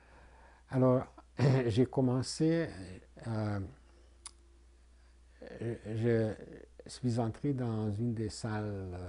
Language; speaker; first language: French; non-native, fluent; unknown